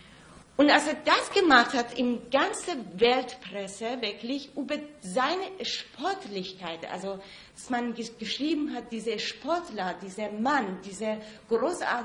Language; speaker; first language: German; non-native, fluent; Persian